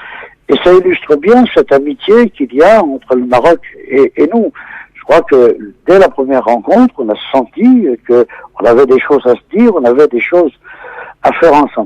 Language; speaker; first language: French; native; French